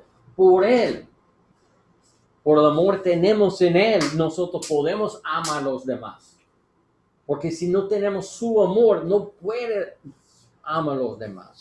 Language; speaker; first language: Spanish; non-native, learner; English